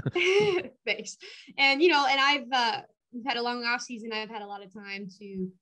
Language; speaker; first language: English; native; English